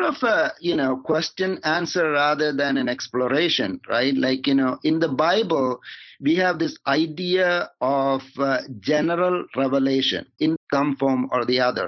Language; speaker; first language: English; non-native, local second language; Malayalam